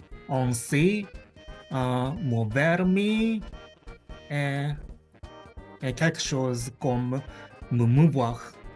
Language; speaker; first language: French; non-native, fluent; Japanese